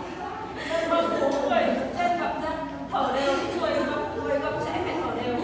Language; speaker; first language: Vietnamese; native; Vietnamese